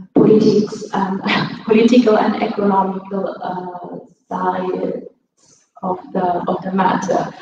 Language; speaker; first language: English; non-native, fluent; Italian